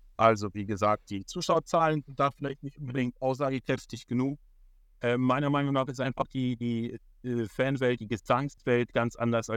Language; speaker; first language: German; early bilingual, other home language; Polish